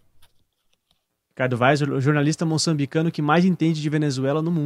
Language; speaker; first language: Portuguese; native; Portuguese